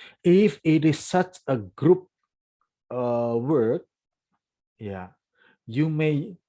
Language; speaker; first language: English; non-native, fluent; Indonesian